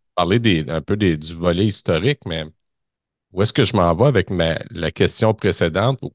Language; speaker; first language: French; native; French